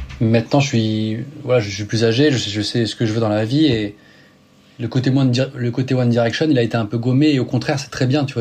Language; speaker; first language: French; native; French